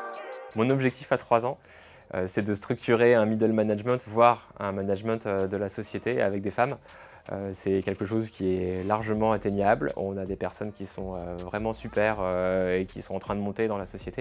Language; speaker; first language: French; native; French